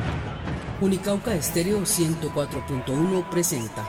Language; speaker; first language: Spanish; native; Spanish